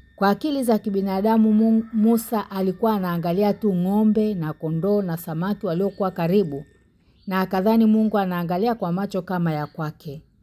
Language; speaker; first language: Swahili; native; Swahili